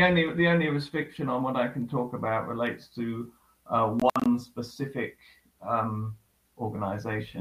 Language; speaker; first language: English; native; English